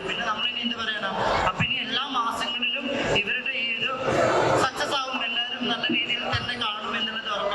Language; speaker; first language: Malayalam; native; Malayalam